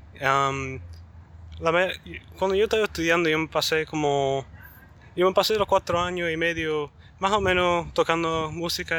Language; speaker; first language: Spanish; early bilingual, heritage; Spanish